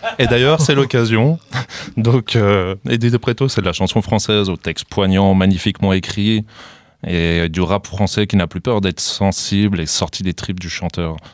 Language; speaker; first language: French; native; French